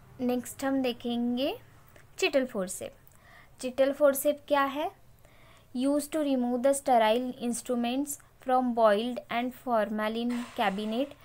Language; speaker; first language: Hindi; non-native, local second language; Marathi